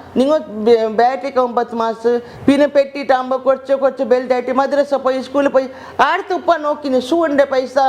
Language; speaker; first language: Malayalam; non-native, learner; Hindi